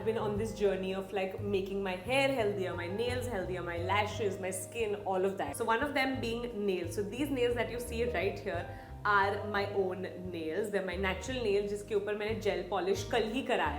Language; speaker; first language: English; non-native, local second language; Hindi